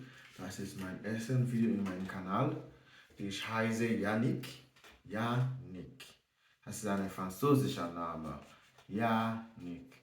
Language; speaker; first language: German; non-native, learner; English